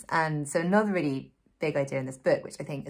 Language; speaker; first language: English; native; English